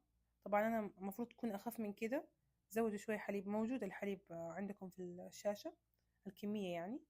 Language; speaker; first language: Arabic; native; Arabic